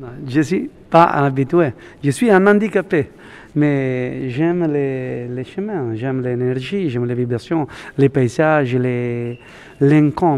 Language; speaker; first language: French; non-native, learner; Italian